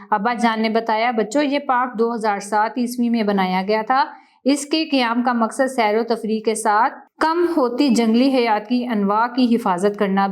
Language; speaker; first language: Urdu; native; Urdu